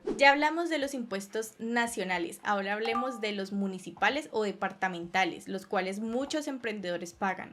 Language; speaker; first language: Spanish; native; Spanish